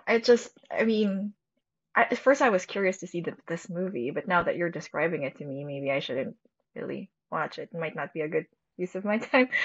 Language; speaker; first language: English; non-native, local second language; Filipino